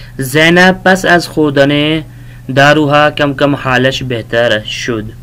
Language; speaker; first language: Persian; non-native, fluent; Urdu